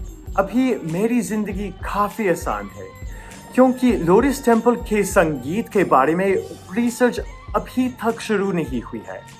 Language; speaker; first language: Hindi; non-native, fluent; English